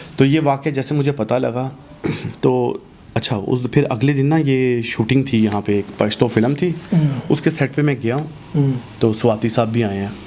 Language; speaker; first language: Urdu; non-native, local second language; Punjabi